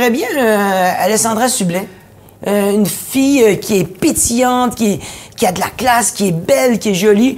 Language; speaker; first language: French; native; French